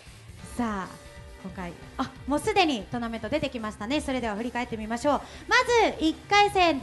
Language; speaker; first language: Japanese; native; Japanese